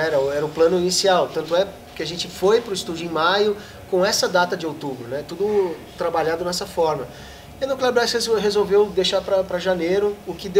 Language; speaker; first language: Portuguese; native; Portuguese